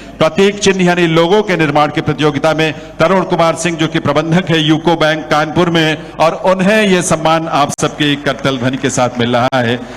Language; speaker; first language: Hindi; native; Hindi